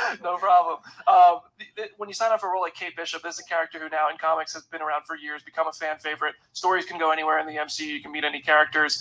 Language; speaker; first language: English; native; English